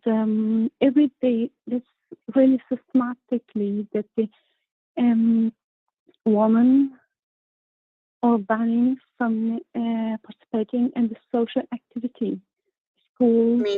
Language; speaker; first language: English; non-native, learner; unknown